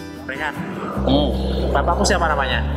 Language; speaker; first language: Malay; non-native, local second language; Javanese